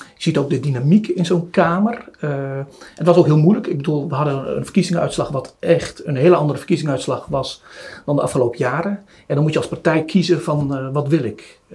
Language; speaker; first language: Dutch; early bilingual, other home language; Turoyo